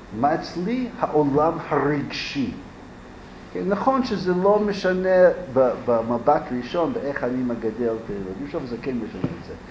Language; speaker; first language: Hebrew; non-native, fluent; English